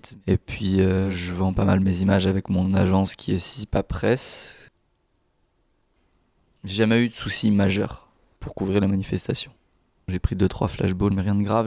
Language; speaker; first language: French; native; French